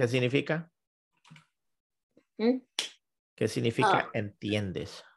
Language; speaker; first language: Spanish; non-native, fluent; English